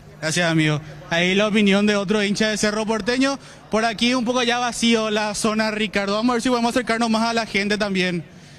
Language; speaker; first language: Spanish; native; Spanish